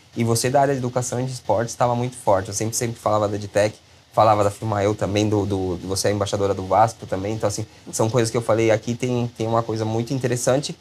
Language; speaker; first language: Portuguese; non-native, fluent; Spanish